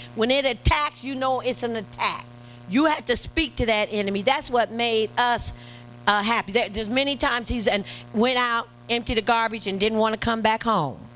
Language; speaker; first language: English; native; English